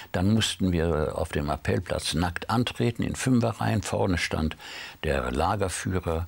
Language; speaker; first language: German; native; German